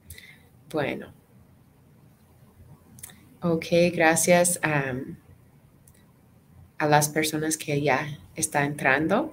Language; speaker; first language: Spanish; non-native, fluent; English